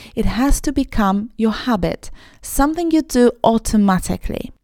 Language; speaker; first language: English; non-native, fluent; Polish